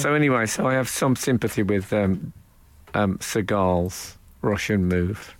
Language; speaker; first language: English; native; English